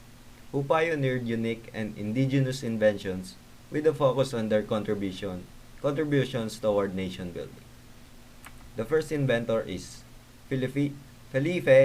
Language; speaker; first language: English; non-native, local second language; Filipino